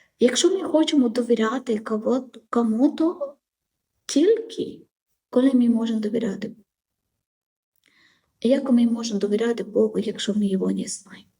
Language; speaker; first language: Ukrainian; non-native, learner; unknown